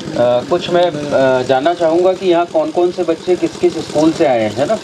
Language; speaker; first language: Hindi; native; Hindi